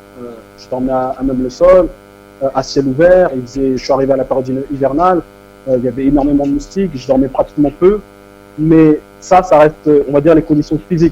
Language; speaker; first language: French; native; French